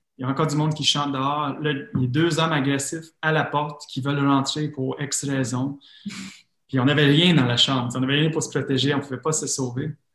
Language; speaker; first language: French; non-native, fluent; English